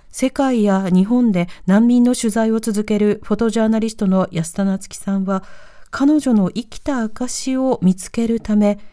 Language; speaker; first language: Japanese; native; Japanese